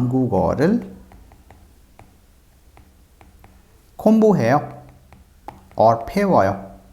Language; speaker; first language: Korean; non-native, fluent; Hindi